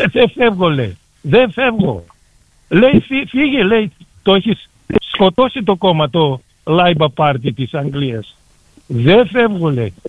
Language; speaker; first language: Greek; early bilingual, heritage; Greek